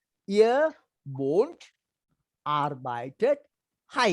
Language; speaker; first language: German; non-native, learner; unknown